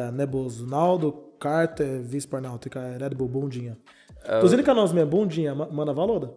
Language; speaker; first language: Latvian; non-native, learner; Portuguese